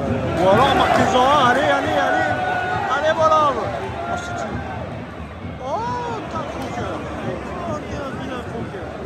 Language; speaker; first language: French; native; French